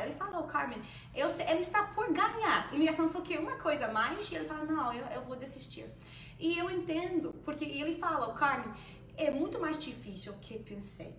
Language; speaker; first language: Portuguese; non-native, fluent; Spanish